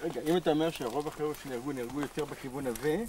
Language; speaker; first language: Hebrew; native; Hebrew